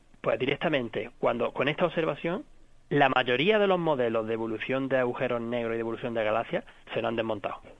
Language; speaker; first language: Spanish; native; Spanish